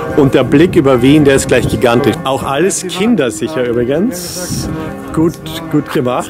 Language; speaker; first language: German; non-native, fluent; English